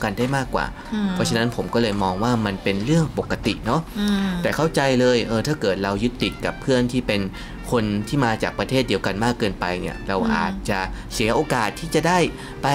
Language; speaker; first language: Thai; native; Thai